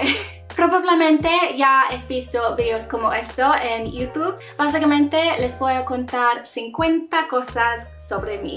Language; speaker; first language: Spanish; non-native, learner; English